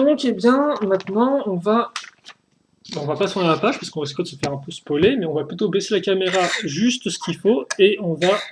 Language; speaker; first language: French; native; French